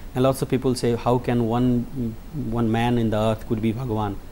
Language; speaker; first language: English; non-native, local second language; Nepali